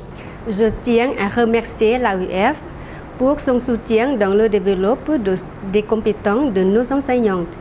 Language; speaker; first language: French; non-native, fluent; Lao